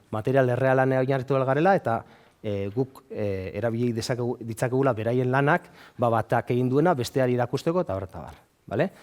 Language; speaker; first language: Basque; native; Basque